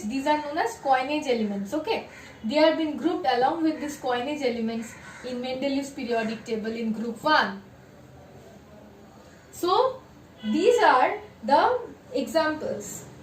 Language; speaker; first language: English; non-native, local second language; Bangla